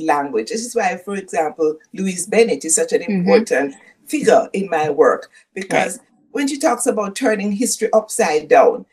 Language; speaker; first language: English; non-native, local second language; Jamaican Creole English